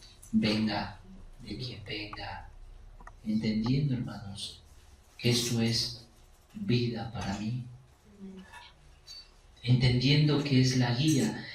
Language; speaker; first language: Spanish; native; Spanish